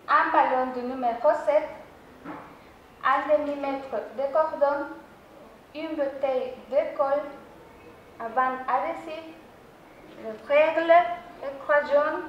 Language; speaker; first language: French; non-native, fluent; Spanish